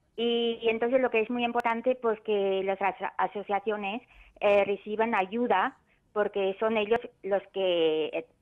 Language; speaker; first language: Spanish; non-native, fluent; German